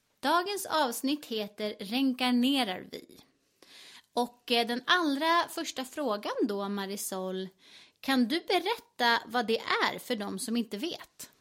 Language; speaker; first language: Swedish; native; Swedish